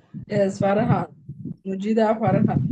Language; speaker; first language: English; non-native, local second language; Tamil